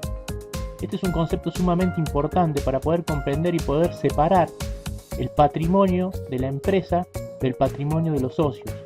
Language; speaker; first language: Spanish; native; Spanish